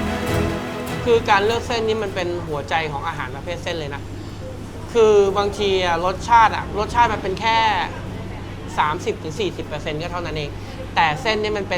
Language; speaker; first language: Thai; native; Thai